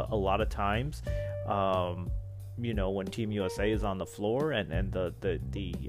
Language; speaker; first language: English; native; English